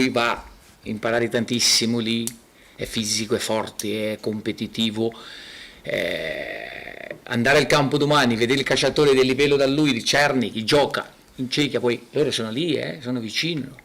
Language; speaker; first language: Italian; non-native, fluent; Portuguese